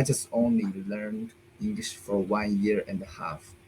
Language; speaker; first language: English; non-native, learner; Chinese